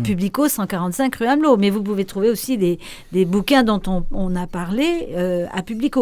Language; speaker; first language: French; native; French